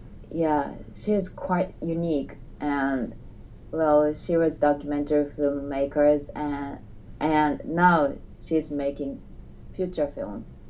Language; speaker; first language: English; non-native, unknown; Japanese